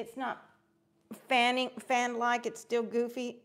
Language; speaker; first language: English; early bilingual, other home language; Spanish